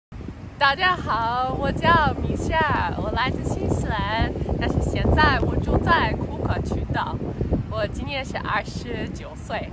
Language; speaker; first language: Chinese; non-native, fluent; English